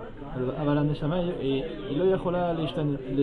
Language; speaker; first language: Hebrew; non-native, learner; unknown